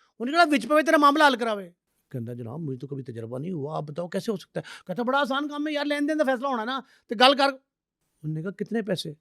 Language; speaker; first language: Urdu; non-native, local second language; Punjabi